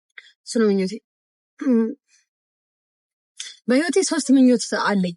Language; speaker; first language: Amharic; native; Amharic